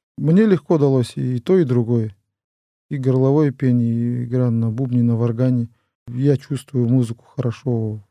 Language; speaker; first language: Russian; non-native, local second language; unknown